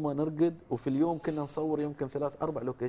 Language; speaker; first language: Arabic; native; Arabic